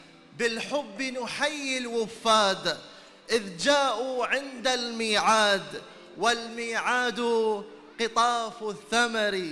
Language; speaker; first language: Arabic; native; Arabic